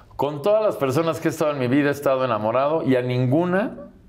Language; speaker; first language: Spanish; native; Spanish